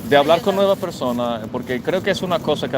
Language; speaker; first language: Spanish; non-native, fluent; English